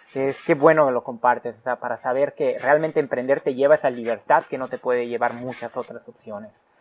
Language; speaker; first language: Spanish; native; Spanish